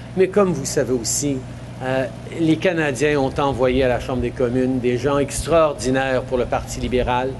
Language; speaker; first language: French; native; French